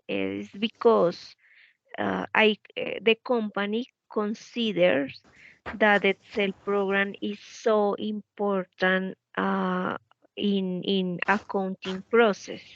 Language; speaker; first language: English; non-native, learner; Spanish